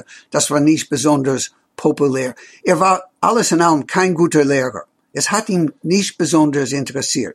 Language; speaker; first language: German; non-native, fluent; English